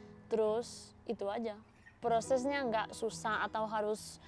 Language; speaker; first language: Indonesian; non-native, fluent; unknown